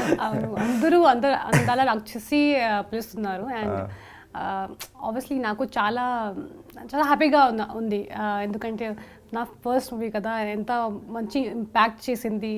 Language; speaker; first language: Telugu; non-native, learner; Hindi